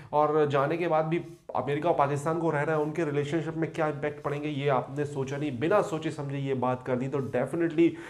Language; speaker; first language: Hindi; native; Hindi